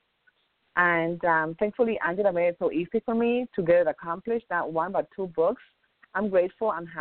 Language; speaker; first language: English; non-native, fluent; Spanish